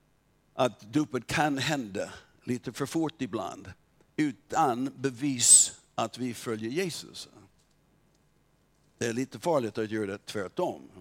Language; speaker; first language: Swedish; non-native, fluent; English